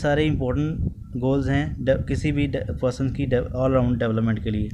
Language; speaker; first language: Hindi; native; Hindi